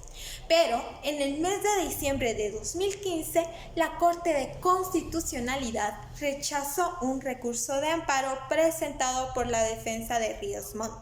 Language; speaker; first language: Spanish; native; Spanish